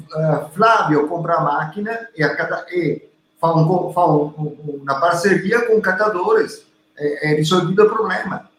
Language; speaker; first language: Portuguese; non-native, learner; Italian